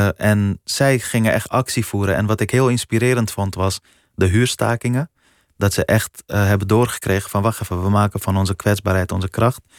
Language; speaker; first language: Dutch; early bilingual, other home language; Persian